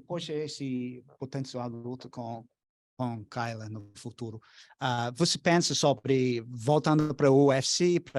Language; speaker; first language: Portuguese; non-native, learner; English